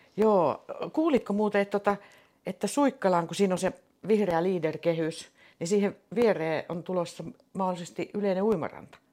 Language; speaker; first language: Finnish; native; Finnish